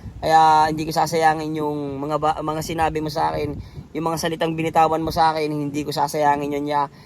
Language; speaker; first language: Filipino; native; Filipino